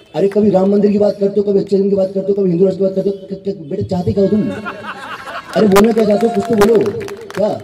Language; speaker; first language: Hindi; native; Hindi